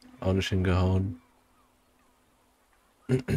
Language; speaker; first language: German; native; German